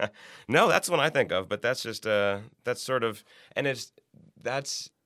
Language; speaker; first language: English; native; English